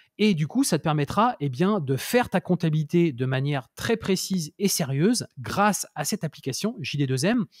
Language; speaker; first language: French; native; French